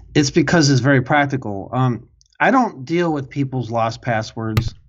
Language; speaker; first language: English; native; English